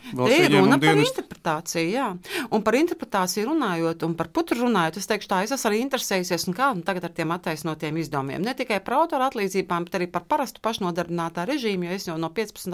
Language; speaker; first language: Latvian; native; Latvian